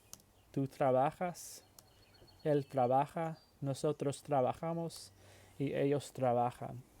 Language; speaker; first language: Spanish; non-native, fluent; English